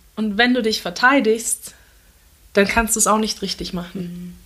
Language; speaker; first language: German; early bilingual, other home language; Turkish